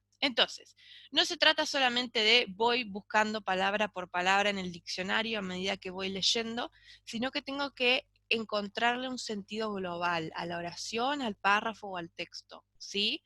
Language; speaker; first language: Spanish; native; Spanish